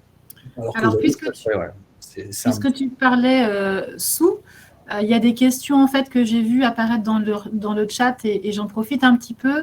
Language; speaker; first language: French; native; French